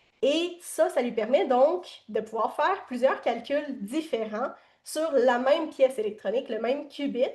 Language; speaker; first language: French; native; French